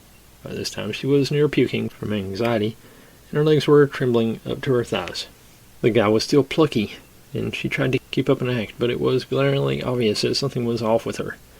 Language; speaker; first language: English; native; English